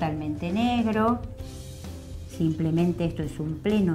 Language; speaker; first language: Spanish; native; Spanish